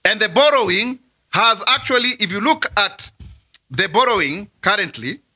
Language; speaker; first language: English; non-native, local second language; Kikuyu